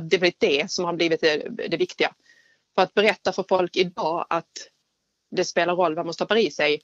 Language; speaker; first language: Swedish; native; Swedish